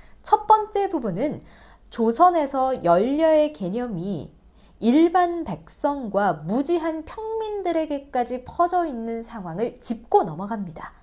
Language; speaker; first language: Korean; native; Korean